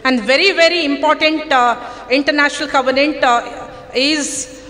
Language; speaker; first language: English; non-native, local second language; Kannada